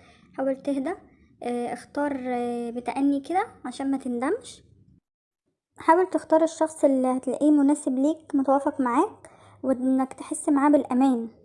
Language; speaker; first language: Arabic; native; Arabic